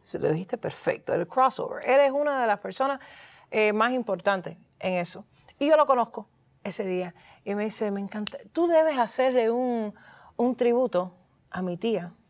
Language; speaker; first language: Spanish; early bilingual, heritage; Spanish